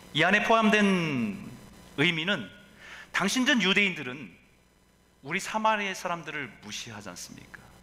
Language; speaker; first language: Korean; native; Korean